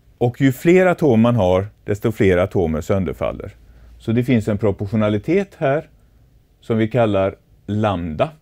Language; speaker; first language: Swedish; native; Swedish